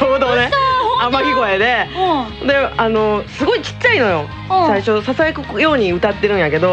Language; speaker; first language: Japanese; native; Japanese